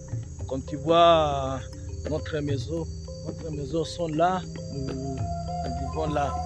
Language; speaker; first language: French; non-native, learner; Swahili